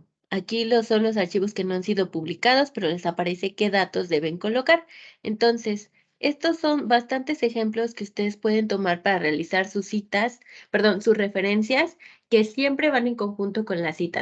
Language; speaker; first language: Spanish; native; Spanish